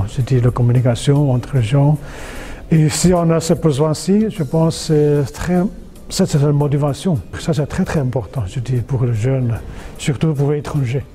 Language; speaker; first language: French; non-native, fluent; Chinese